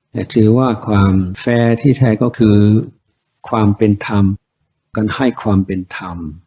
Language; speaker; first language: Thai; non-native, fluent; English